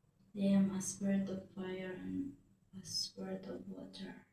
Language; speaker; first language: English; non-native, local second language; Filipino